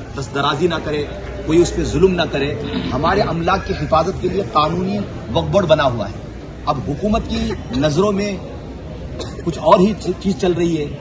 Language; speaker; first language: Urdu; native; Urdu